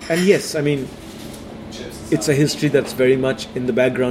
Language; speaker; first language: English; non-native, local second language; Bangla